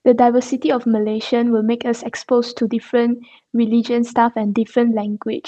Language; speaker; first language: English; non-native, local second language; Chinese